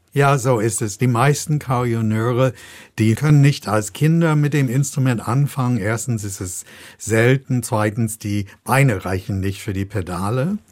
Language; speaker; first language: German; non-native, fluent; English